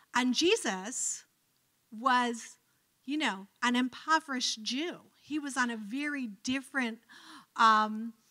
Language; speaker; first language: English; native; English